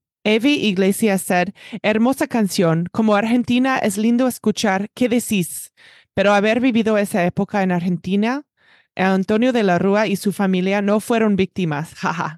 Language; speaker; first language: Spanish; non-native, fluent; English